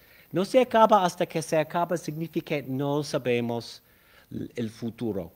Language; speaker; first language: Spanish; non-native, fluent; English